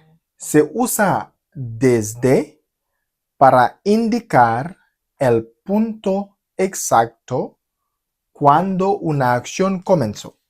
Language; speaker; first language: Spanish; non-native, fluent; Haitian Creole